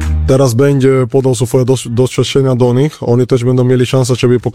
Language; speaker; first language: Polish; non-native, fluent; Spanish